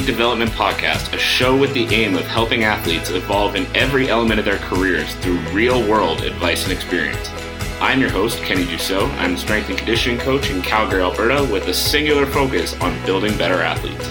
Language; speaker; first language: English; native; English